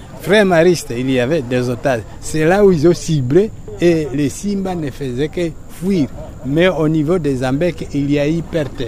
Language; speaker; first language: French; non-native, local second language; Swahili